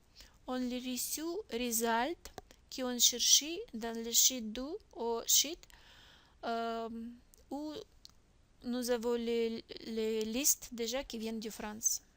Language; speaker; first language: French; non-native, learner; Russian